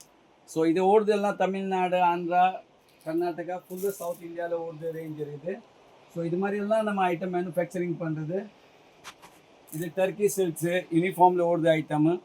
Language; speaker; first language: Tamil; non-native, fluent; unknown